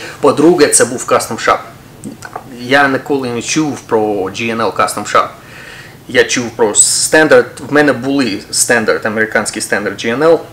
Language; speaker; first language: Ukrainian; non-native, local second language; Russian